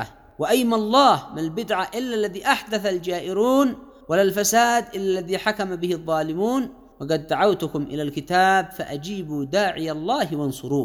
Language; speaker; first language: Arabic; native; Arabic